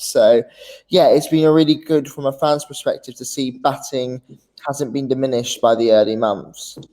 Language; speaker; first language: English; native; English